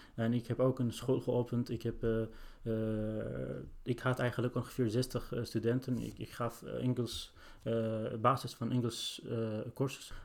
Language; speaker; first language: Dutch; non-native, learner; Arabic